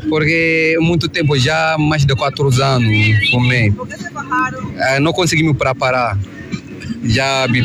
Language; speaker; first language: Portuguese; non-native, learner; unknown